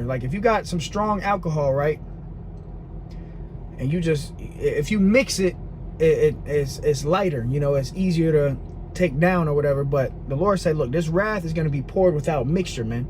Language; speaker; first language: English; native; English